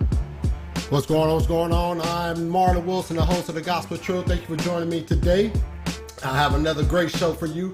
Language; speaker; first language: English; native; English